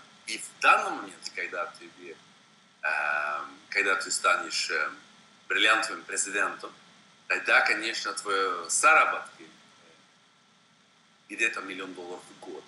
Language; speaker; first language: Russian; non-native, fluent; Swedish